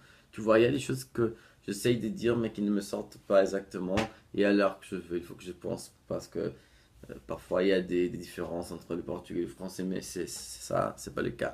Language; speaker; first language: French; non-native, fluent; Portuguese